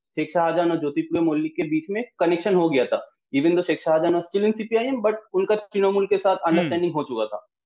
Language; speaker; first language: Hindi; non-native, local second language; Bangla